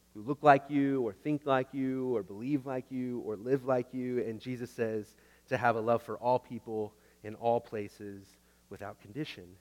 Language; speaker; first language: English; native; English